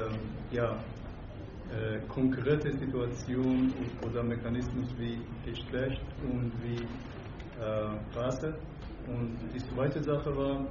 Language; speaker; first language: German; non-native, fluent; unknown